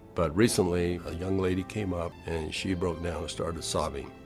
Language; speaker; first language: English; native; English